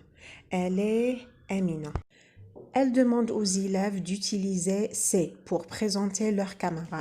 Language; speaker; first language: French; non-native, local second language; Arabic